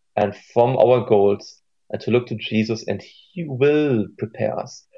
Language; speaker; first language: English; non-native, fluent; German